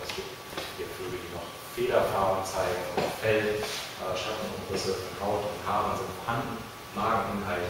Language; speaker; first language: German; native; German